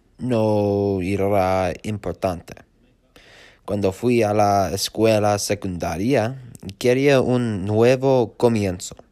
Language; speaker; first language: Spanish; non-native, learner; English